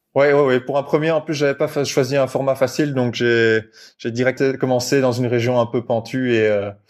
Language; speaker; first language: French; native; French